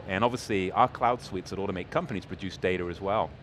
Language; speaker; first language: English; native; English